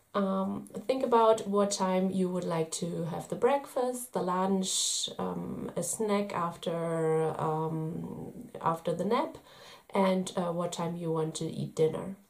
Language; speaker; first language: English; non-native, fluent; German